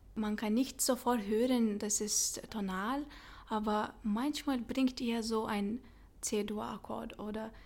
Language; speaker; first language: German; non-native, learner; Lithuanian